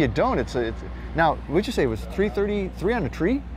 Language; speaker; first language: English; native; English